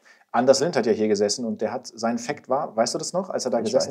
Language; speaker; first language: German; native; German